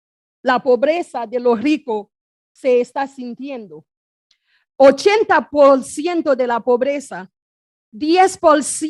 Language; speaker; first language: Spanish; non-native, fluent; Haitian Creole